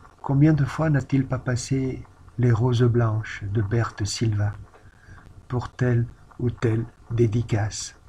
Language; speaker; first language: French; native; French